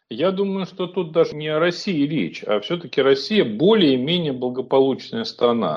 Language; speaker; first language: Russian; native; Russian